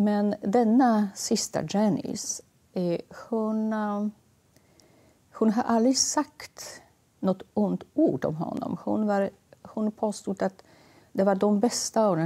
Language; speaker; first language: Swedish; non-native, fluent; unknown